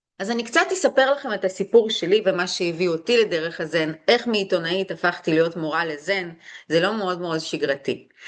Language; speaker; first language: Hebrew; early bilingual, other home language; Russian